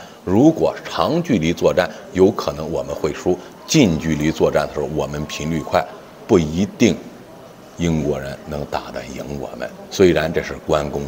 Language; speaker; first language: Chinese; native; Chinese